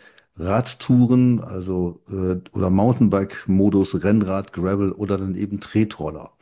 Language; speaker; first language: German; native; German